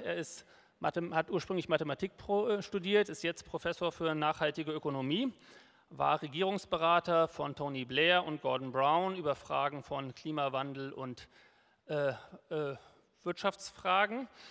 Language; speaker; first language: German; native; German